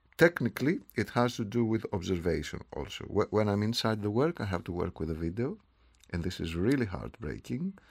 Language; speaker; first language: English; non-native, fluent; Greek